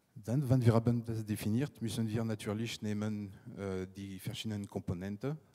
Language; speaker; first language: German; non-native, fluent; French